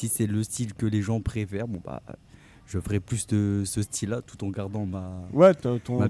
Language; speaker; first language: French; native; French